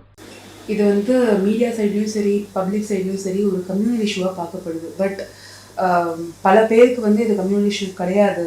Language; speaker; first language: Tamil; native; Tamil